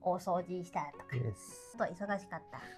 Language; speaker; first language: Japanese; non-native, fluent; Cantonese